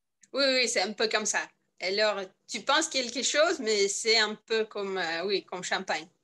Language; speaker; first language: French; non-native, learner; Russian